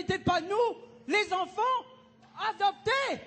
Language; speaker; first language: French; native; French